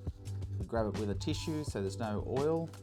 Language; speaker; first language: English; native; English